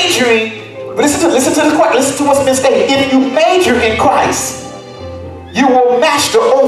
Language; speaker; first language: English; native; English